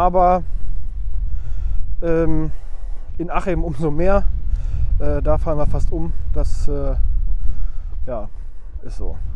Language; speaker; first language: German; native; German